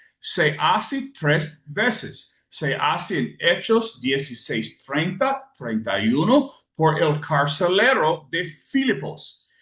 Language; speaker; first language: Spanish; non-native, learner; English